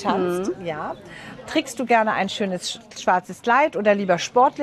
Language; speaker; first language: German; native; German